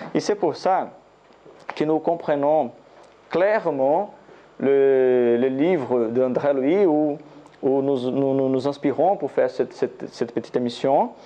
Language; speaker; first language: French; non-native, learner; Portuguese